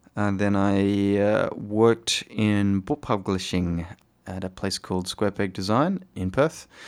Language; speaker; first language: English; native; English